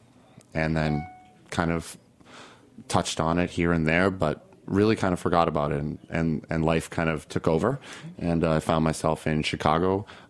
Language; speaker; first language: English; native; English